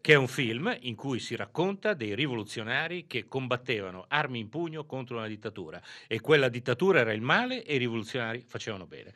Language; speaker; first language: Italian; native; Italian